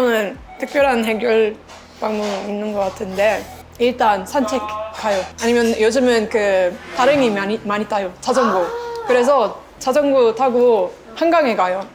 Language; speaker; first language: Korean; non-native, learner; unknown